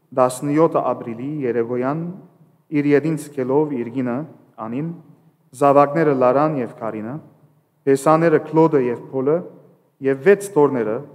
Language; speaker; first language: Armenian; early bilingual, heritage; Armenian